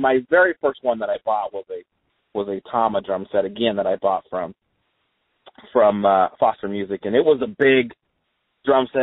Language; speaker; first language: English; native; English